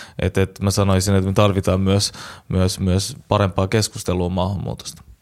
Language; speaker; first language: Finnish; non-native, fluent; Turkish